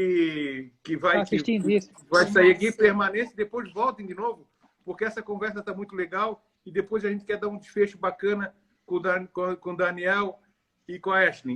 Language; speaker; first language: Portuguese; native; Portuguese